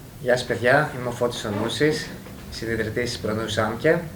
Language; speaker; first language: Greek; native; Greek